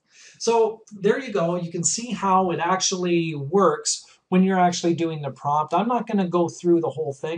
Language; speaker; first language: English; native; English